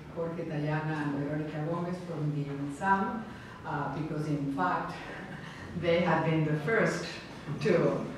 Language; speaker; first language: English; non-native, fluent; Spanish